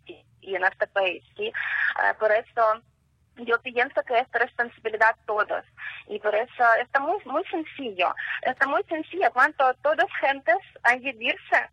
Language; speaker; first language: Spanish; non-native, learner; Ukrainian